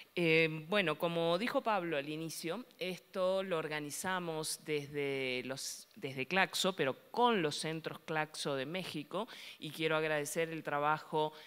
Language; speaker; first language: Spanish; native; Spanish